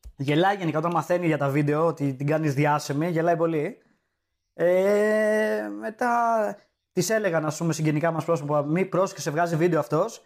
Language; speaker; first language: Greek; native; Greek